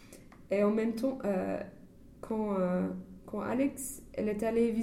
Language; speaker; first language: French; non-native, fluent; English